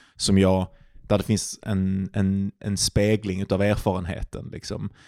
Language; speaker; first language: Swedish; native; Swedish